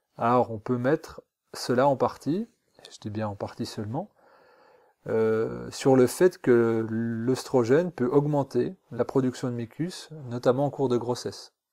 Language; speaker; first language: French; native; French